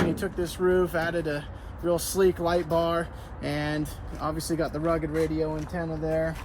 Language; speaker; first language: English; native; English